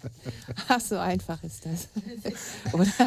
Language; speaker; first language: German; native; German